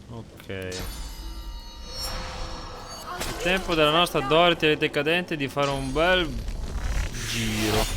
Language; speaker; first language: Italian; native; Italian